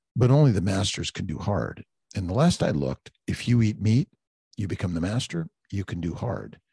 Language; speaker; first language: English; native; English